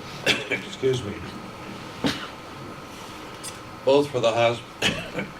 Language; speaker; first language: English; native; English